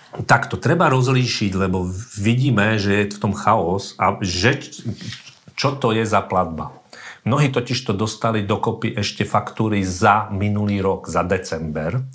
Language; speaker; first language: Slovak; native; Slovak